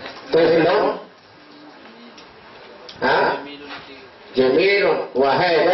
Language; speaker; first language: Arabic; non-native, fluent; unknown